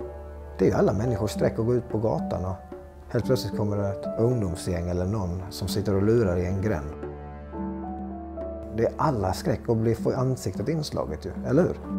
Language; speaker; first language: Swedish; native; Swedish